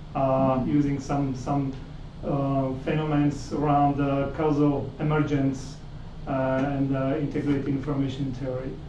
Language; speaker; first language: English; non-native, fluent; Czech